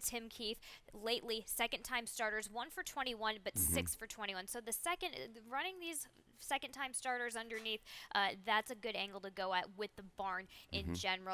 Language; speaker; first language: English; native; English